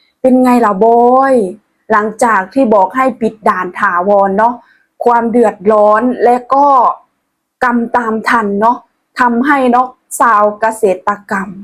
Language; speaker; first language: Thai; non-native, local second language; Northeastern Thai